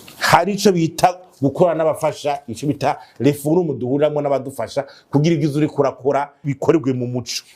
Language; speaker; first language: Rundi; native; Rundi